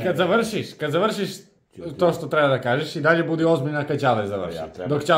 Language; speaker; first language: Serbian; native; Serbian